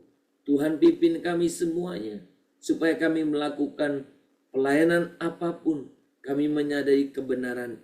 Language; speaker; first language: Indonesian; native; Indonesian